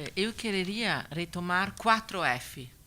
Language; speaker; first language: Portuguese; non-native, learner; Italian